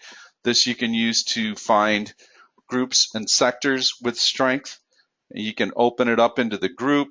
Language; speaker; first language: English; native; English